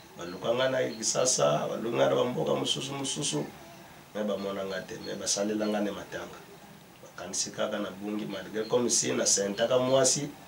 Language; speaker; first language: Lingala; non-native, local second language; Kongo